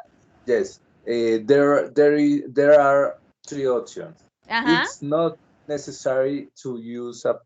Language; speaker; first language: English; non-native, learner; Spanish